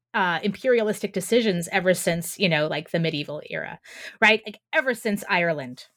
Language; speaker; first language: English; native; English